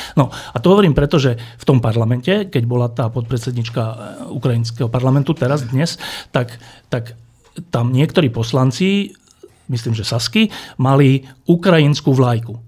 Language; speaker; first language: Slovak; native; Slovak